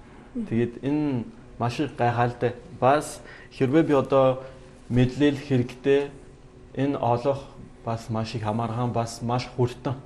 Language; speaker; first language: Mongolian; non-native, learner; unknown